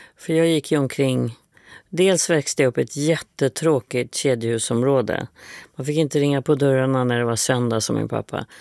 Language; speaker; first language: Swedish; native; Swedish